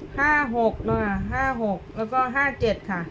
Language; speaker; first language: Thai; non-native, local second language; Lao